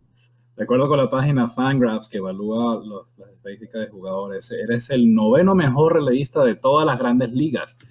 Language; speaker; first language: Spanish; native; Spanish